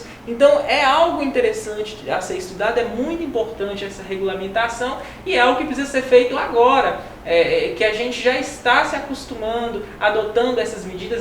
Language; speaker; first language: Portuguese; native; Portuguese